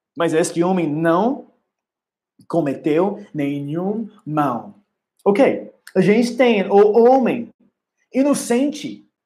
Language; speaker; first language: Portuguese; non-native, learner; English